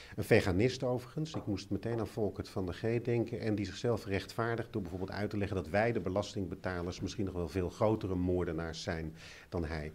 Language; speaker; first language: Dutch; native; Dutch